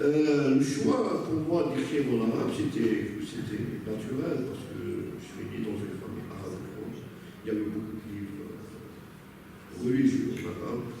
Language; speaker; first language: French; non-native, local second language; Arabic